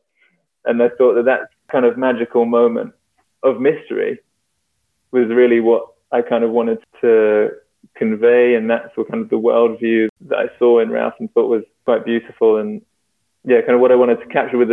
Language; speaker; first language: English; native; English